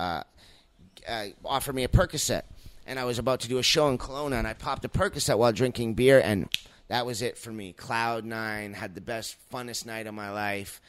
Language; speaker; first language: English; native; English